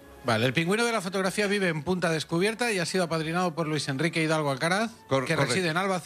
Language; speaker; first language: Spanish; native; Spanish